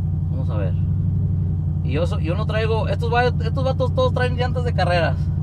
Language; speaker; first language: Spanish; early bilingual, heritage; Spanish